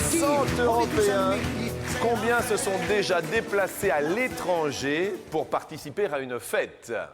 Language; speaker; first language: French; native; French